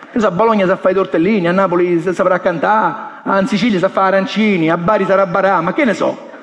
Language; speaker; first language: Italian; native; Italian